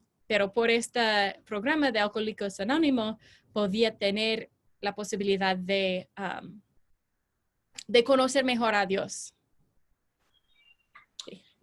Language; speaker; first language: Spanish; non-native, fluent; English